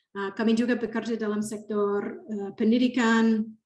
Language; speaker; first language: Indonesian; non-native, fluent; English